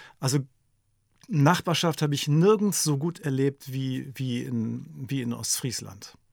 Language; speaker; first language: German; native; German